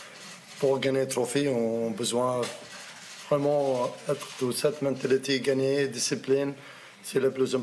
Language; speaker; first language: French; non-native, learner; Arabic